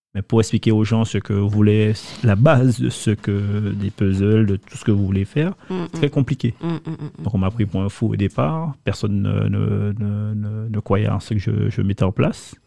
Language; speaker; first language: French; native; French